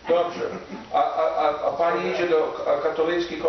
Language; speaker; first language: Polish; non-native, learner; English